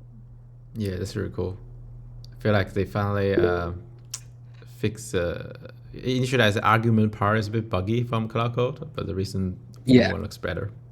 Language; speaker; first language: English; non-native, fluent; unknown